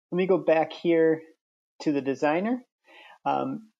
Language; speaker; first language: English; native; English